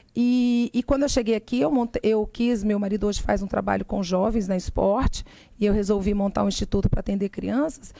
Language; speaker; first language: Portuguese; native; Portuguese